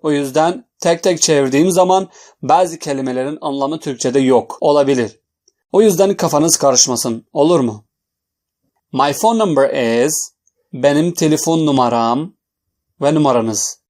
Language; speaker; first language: Turkish; non-native, fluent; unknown